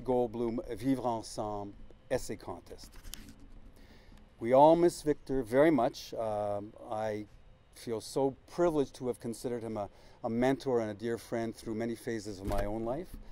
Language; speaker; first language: English; native; English